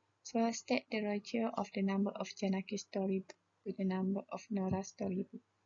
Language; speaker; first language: English; non-native, local second language; Malay